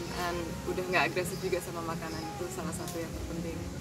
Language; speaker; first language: Indonesian; early bilingual, heritage; Indonesian